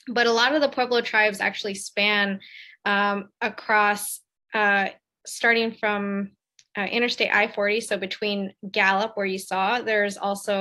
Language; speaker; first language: English; native; English